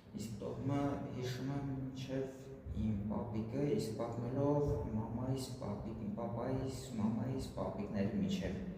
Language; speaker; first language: Armenian; native; Armenian